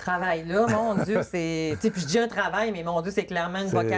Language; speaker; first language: French; native; French